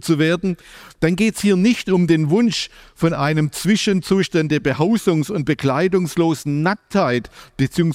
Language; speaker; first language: German; native; German